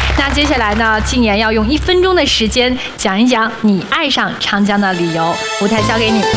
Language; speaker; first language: Chinese; native; Chinese